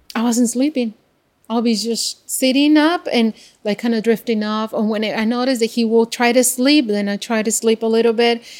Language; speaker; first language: English; non-native, fluent; Spanish